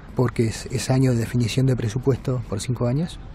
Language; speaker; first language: Spanish; native; Spanish